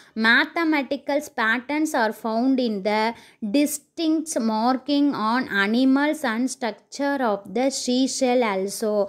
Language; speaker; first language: English; non-native, local second language; Tamil